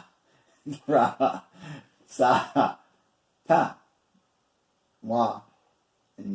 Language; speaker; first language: Filipino; non-native, learner; English